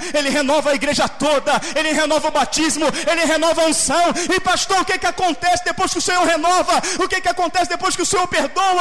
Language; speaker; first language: Portuguese; native; Portuguese